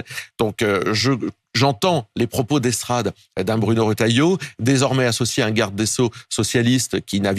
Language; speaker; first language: French; native; French